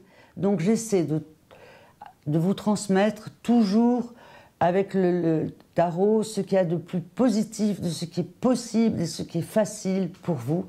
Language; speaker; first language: French; native; French